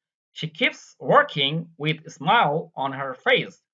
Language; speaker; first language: English; non-native, local second language; Bangla